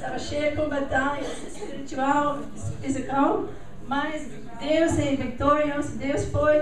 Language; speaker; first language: Portuguese; non-native, learner; English